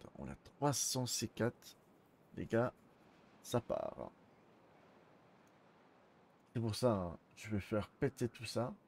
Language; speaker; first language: French; native; French